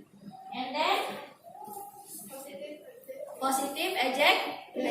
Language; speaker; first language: English; non-native, learner; Indonesian